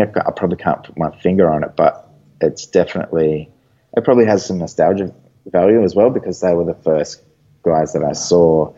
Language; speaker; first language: English; native; English